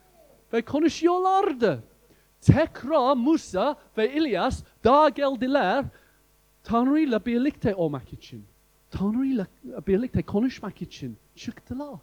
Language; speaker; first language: Turkish; non-native, fluent; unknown